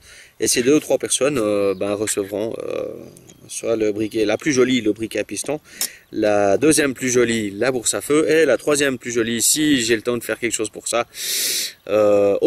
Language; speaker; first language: French; native; French